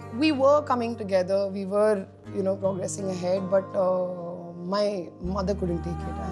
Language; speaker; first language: English; non-native, local second language; Hindi